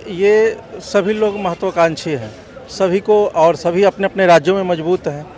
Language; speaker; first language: Hindi; native; Hindi